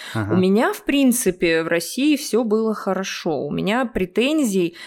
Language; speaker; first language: Russian; native; Russian